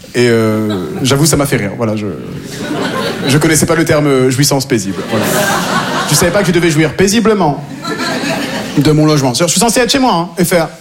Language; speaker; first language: French; native; French